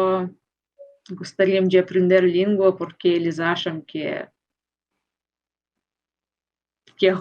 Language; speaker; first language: Portuguese; non-native, fluent; Russian